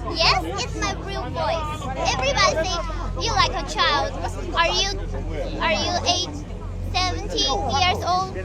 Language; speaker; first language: English; non-native, learner; Chinese